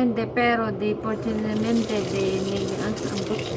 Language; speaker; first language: Spanish; non-native, learner; Filipino